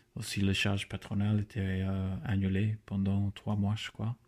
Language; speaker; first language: French; non-native, fluent; English